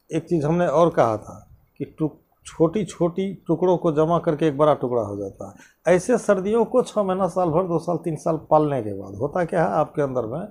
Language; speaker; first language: Hindi; native; Hindi